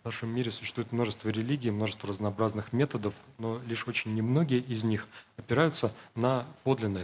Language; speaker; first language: Russian; native; Russian